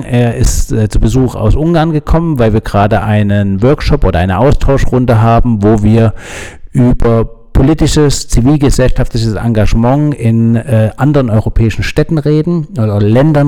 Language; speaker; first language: German; native; German